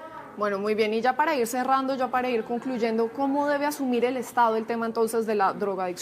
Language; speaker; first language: Spanish; native; Spanish